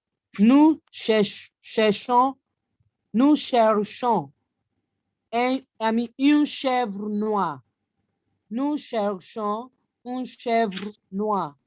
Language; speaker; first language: French; non-native, fluent; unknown